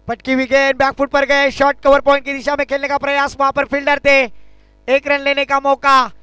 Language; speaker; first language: Hindi; non-native, local second language; Marathi